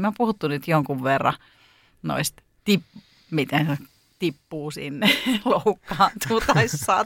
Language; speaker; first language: Finnish; native; Finnish